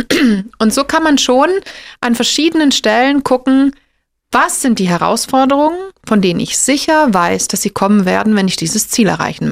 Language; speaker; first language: German; native; German